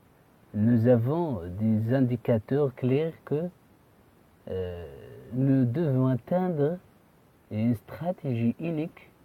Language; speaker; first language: French; non-native, fluent; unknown